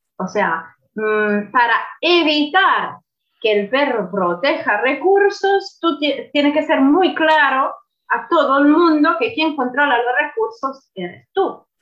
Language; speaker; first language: Spanish; non-native, fluent; Italian